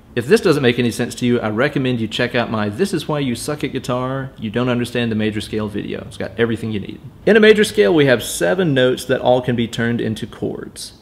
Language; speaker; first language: English; native; English